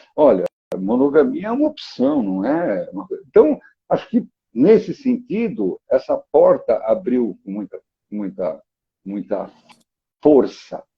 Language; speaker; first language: Portuguese; native; Portuguese